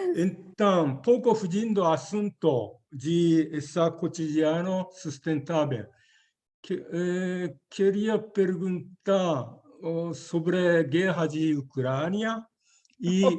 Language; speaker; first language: Portuguese; non-native, fluent; Japanese